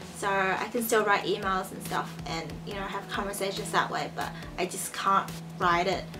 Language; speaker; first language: English; early bilingual, other home language; Chinese